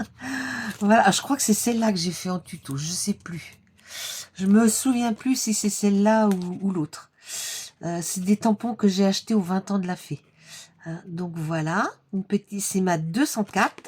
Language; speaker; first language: French; native; French